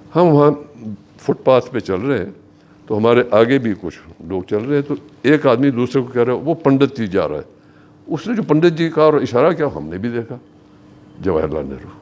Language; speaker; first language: Urdu; non-native, local second language; Baluchi